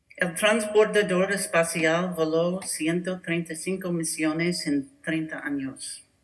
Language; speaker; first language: Spanish; non-native, learner; English